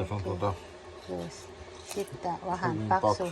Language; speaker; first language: Finnish; non-native, learner; Thai